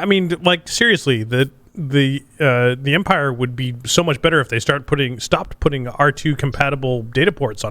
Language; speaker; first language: English; native; English